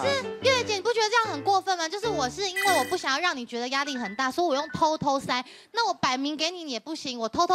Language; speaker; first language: Chinese; native; Chinese